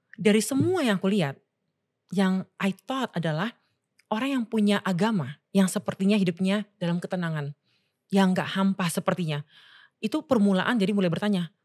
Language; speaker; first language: Indonesian; native; Indonesian